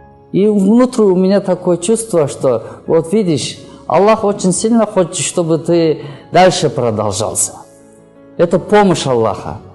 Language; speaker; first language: Russian; non-native, learner; Kyrgyz